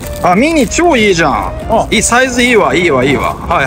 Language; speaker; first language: Japanese; native; Japanese